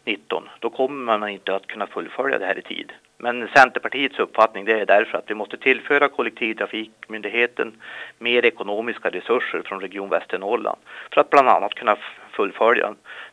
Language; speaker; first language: Swedish; native; Swedish